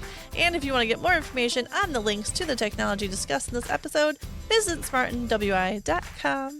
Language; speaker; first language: English; native; English